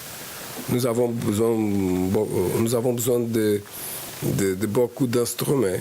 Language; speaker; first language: French; non-native, fluent; Portuguese